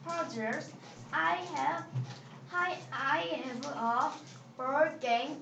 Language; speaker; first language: English; non-native, learner; Korean